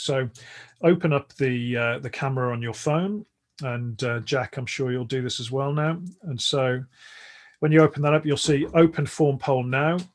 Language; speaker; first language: English; native; English